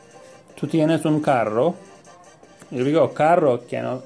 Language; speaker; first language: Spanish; non-native, learner; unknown